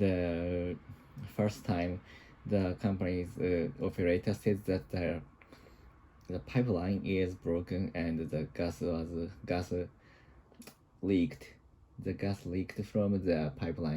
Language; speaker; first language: English; non-native, learner; Japanese